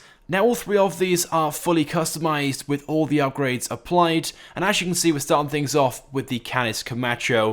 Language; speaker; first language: English; native; English